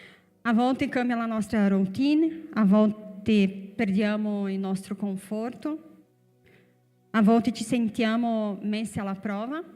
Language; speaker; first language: Italian; non-native, fluent; Portuguese